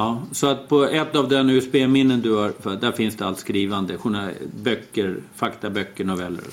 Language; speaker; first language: Swedish; native; Swedish